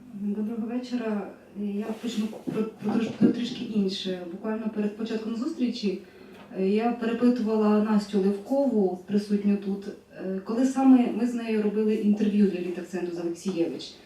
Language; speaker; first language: Ukrainian; native; Ukrainian